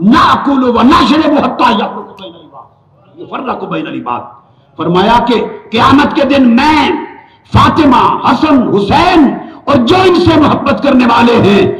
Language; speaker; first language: Urdu; non-native, local second language; Punjabi